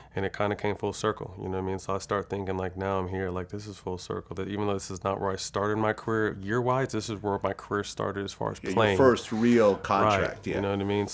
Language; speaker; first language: English; native; English